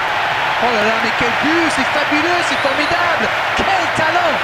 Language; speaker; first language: French; native; French